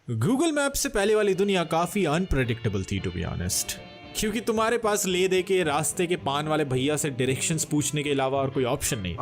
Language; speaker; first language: Hindi; non-native, local second language; Bangla